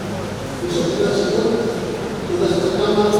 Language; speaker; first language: Indonesian; native; Indonesian